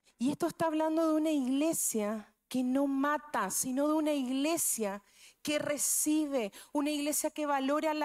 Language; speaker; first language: Spanish; native; Spanish